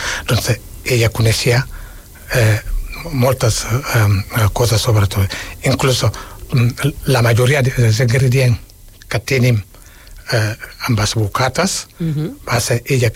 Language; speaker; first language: Catalan; non-native, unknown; Wolof